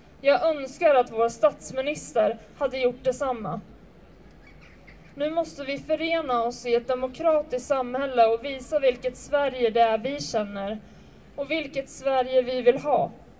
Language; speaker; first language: Swedish; early bilingual, other home language; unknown